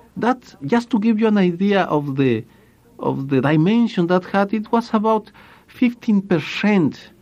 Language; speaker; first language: English; non-native, fluent; Spanish